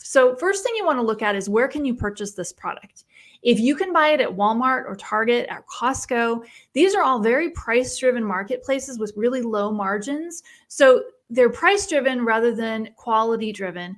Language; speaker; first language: English; native; English